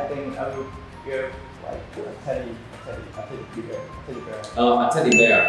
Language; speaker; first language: English; non-native, learner; Vietnamese